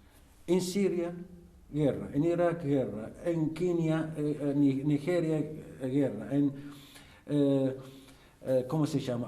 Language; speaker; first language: Spanish; non-native, fluent; Arabic